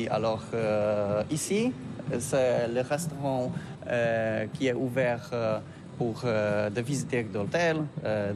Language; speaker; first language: French; non-native, learner; Polish